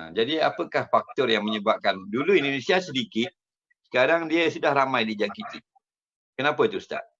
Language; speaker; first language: Malay; native; Malay